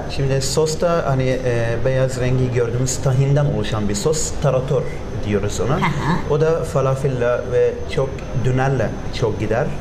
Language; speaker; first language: Turkish; non-native, fluent; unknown